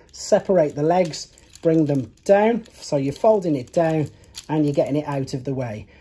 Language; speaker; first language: English; native; English